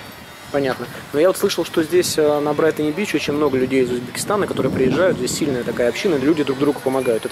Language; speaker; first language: Russian; native; Russian